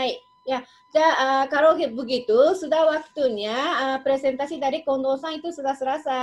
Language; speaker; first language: Indonesian; non-native, fluent; Japanese